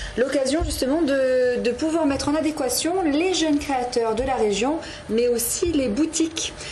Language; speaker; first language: French; native; French